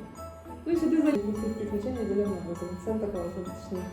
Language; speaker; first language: Russian; native; Russian